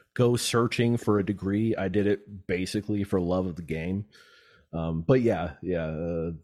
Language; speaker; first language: English; native; English